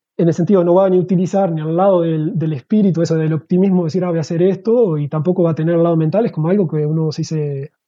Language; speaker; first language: Spanish; native; Spanish